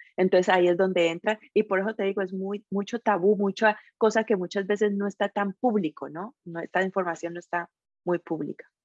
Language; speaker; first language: Spanish; native; Spanish